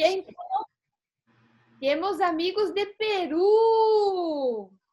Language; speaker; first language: Portuguese; non-native, learner; Spanish